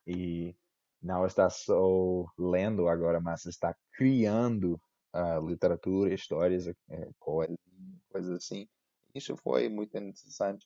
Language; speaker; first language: Portuguese; non-native, fluent; English